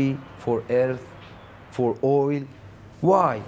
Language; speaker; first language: English; non-native, learner; Persian